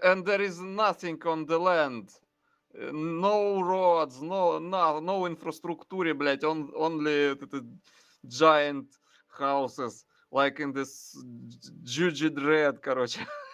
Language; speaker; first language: English; non-native, learner; Russian